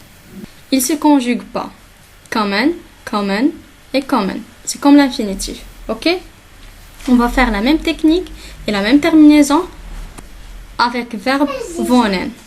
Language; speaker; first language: French; non-native, local second language; Arabic